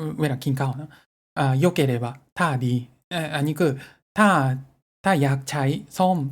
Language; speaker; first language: Thai; non-native, fluent; Japanese